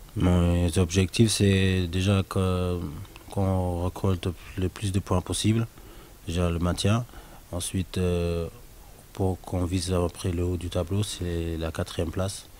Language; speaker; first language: French; non-native, local second language; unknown